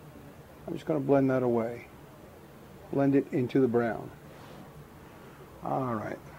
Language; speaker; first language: English; native; English